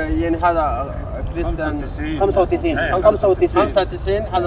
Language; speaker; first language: Arabic; non-native, learner; Oromo